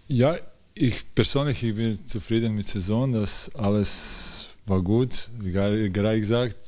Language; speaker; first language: German; non-native, learner; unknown